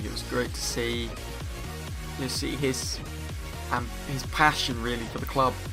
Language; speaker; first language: English; native; English